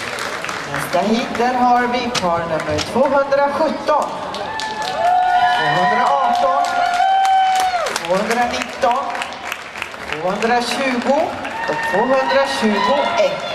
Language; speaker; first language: Swedish; native; Swedish